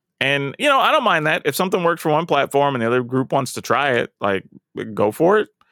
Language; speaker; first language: English; native; English